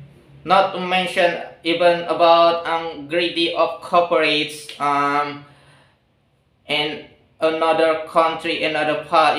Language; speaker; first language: English; non-native, learner; Indonesian